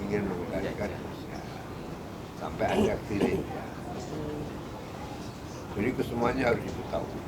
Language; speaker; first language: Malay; non-native, local second language; Javanese